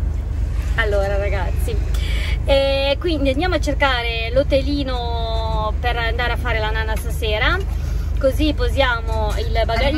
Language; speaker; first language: Italian; native; Italian